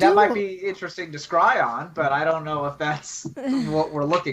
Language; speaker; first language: English; native; English